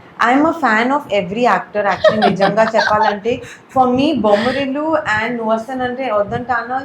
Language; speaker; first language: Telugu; non-native, local second language; Urdu